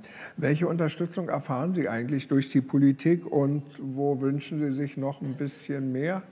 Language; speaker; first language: German; native; German